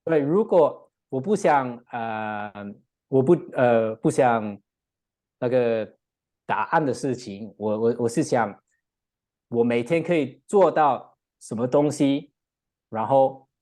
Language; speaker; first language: Chinese; non-native, learner; English